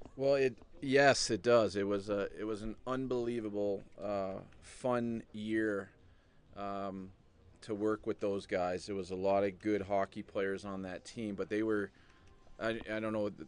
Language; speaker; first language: English; native; English